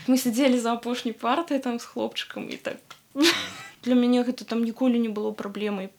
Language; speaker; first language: Belarusian; non-native, local second language; Russian